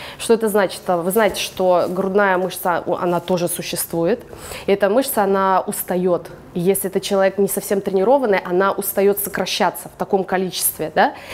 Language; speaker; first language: Russian; early bilingual, heritage; English